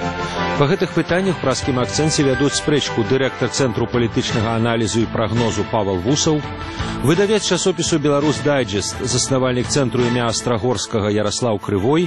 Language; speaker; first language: Belarusian; native; Belarusian